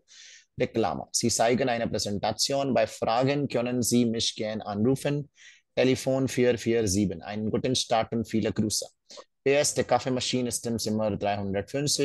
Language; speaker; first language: German; non-native, fluent; Hindi